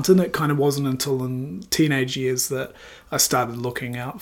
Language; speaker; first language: English; native; English